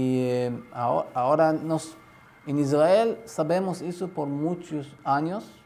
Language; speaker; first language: Spanish; non-native, learner; Arabic